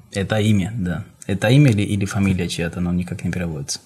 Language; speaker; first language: Russian; non-native, fluent; Spanish